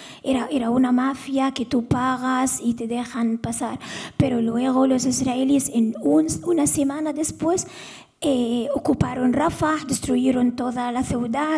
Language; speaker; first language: Spanish; non-native, fluent; Arabic